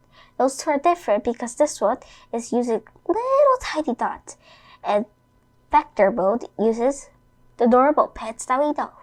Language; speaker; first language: English; non-native, fluent; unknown